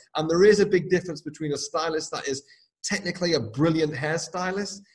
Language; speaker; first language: English; native; English